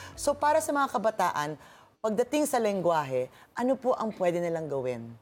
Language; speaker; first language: Filipino; native; Filipino